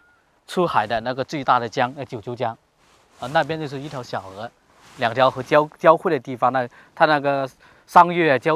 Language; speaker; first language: Chinese; native; Chinese